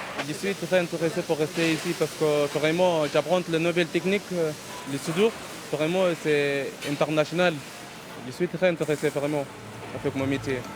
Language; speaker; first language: French; non-native, learner; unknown